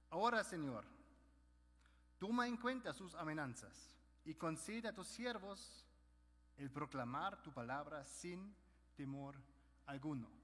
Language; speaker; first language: Spanish; non-native, fluent; German